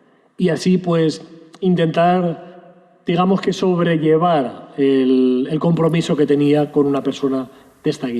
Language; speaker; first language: Spanish; native; Spanish